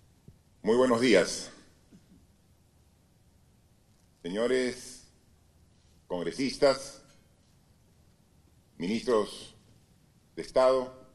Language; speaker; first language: Spanish; native; Spanish